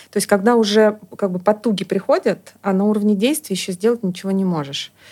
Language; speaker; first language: Russian; native; Russian